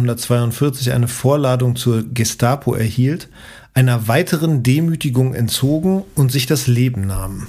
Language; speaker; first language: German; native; German